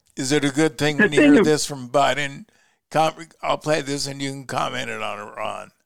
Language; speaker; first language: English; native; English